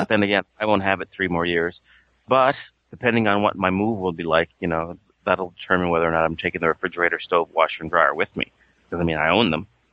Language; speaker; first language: English; native; English